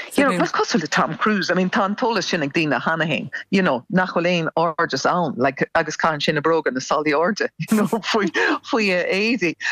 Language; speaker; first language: Irish; non-native, local second language; English